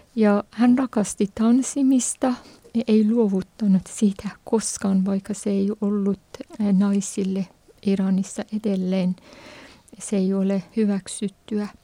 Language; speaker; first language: Finnish; non-native, fluent; Persian